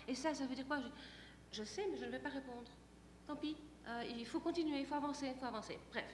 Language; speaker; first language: French; native; French